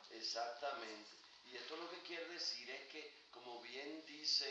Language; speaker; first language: Spanish; native; Spanish